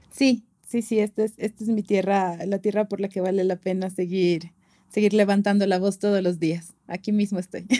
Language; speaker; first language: Spanish; native; Spanish